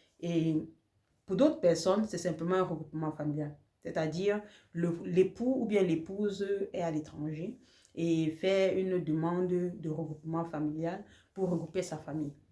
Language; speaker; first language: French; native; French